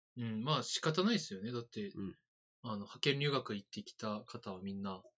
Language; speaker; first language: Japanese; non-native, fluent; Korean